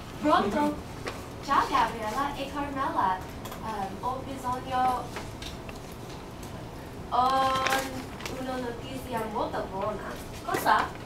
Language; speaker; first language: Italian; non-native, learner; English